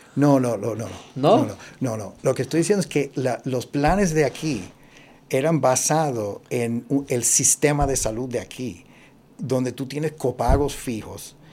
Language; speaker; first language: Spanish; early bilingual, heritage; Spanish